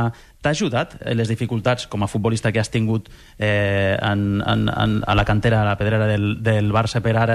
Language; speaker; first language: Catalan; native; Catalan